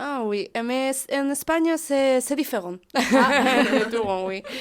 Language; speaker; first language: French; non-native, learner; Spanish